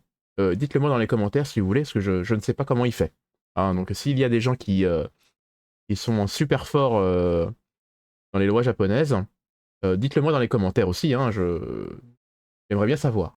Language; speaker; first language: French; native; French